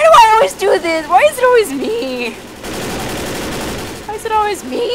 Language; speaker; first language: English; native; English